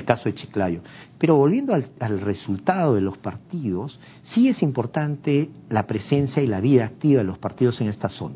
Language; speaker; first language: Spanish; native; Spanish